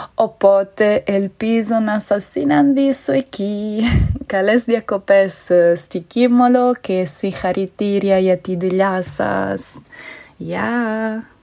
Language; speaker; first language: Greek; non-native, fluent; Italian